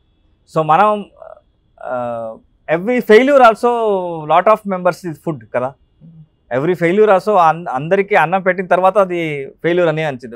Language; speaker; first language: Telugu; non-native, local second language; Kannada